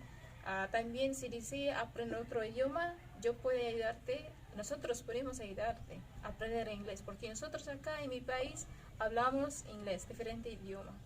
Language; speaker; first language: Spanish; non-native, learner; Filipino